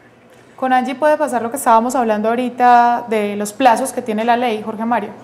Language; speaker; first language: Spanish; native; Spanish